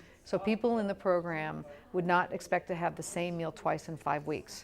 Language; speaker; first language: English; native; English